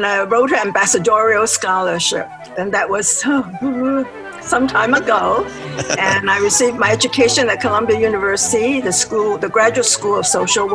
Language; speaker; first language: English; non-native, local second language; Cantonese